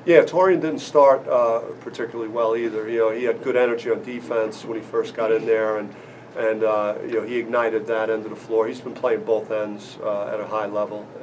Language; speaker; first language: English; native; English